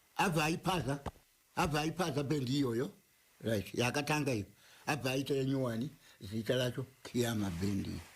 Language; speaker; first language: Shona; non-native, fluent; Nyanja